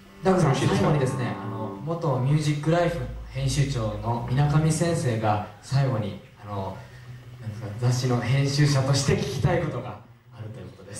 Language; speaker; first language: Japanese; native; Japanese